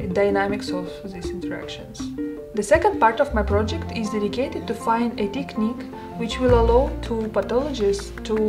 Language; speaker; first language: English; non-native, fluent; Russian